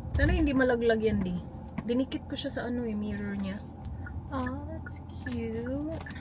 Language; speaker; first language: Filipino; native; Filipino